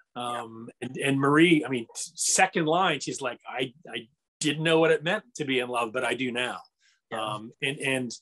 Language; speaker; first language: English; native; English